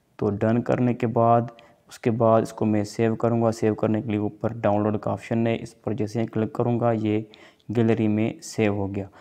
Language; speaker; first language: Urdu; non-native, local second language; Sindhi